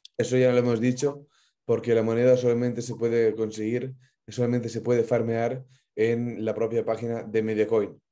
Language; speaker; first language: Spanish; non-native, fluent; Ukrainian